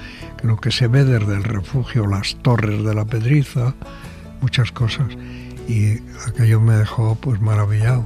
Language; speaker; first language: Spanish; native; Spanish